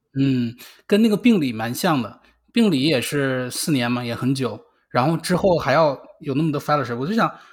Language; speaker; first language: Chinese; native; Chinese